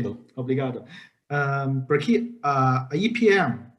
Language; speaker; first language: Portuguese; non-native, learner; Chinese